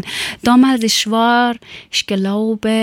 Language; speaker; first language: German; non-native, learner; Persian